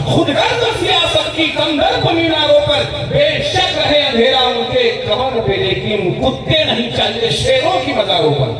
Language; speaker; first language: Hindi; non-native, local second language; Marathi